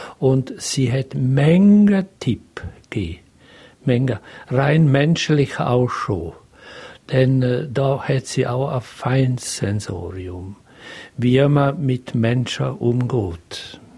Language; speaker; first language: German; non-native, local second language; Romansh